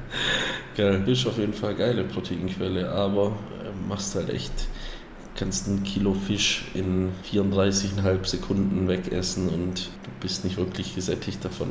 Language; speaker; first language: German; native; German